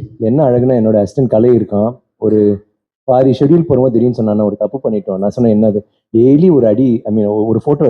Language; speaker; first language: Tamil; native; Tamil